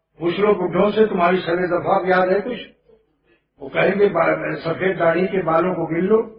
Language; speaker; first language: Urdu; native; Urdu